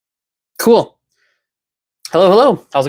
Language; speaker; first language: English; native; English